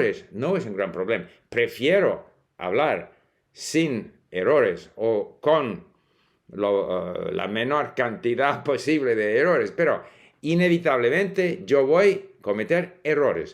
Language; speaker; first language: Spanish; non-native, fluent; English